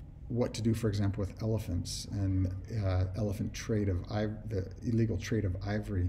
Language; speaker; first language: English; native; English